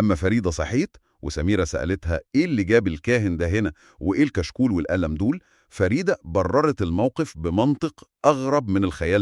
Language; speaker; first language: Arabic; native; Arabic